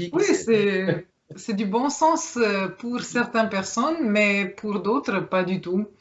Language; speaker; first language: French; non-native, fluent; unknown